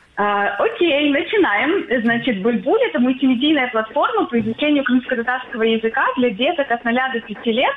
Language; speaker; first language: Russian; native; Russian